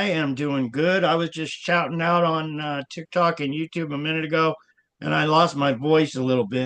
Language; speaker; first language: English; native; English